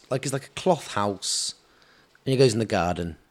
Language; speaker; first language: English; native; English